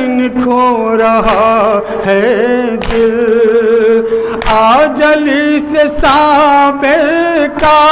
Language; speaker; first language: Urdu; native; Urdu